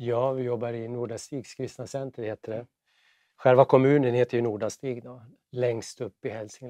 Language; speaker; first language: Swedish; native; Swedish